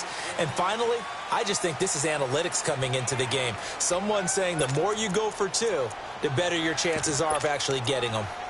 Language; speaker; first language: English; native; English